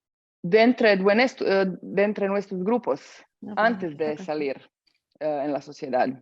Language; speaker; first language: Spanish; non-native, fluent; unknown